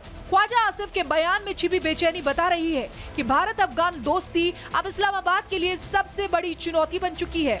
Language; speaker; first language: Hindi; native; Hindi